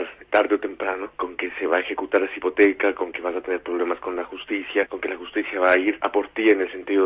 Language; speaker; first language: Spanish; native; Spanish